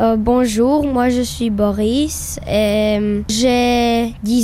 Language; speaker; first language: French; non-native, learner; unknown